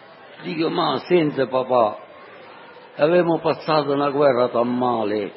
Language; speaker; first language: Italian; non-native, learner; Sicilian